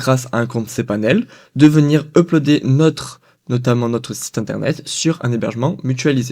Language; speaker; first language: French; native; French